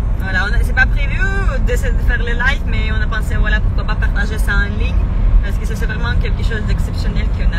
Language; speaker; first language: French; non-native, fluent; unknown